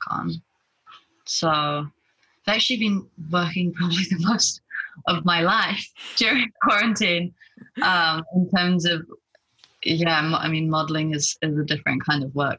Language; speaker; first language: English; native; English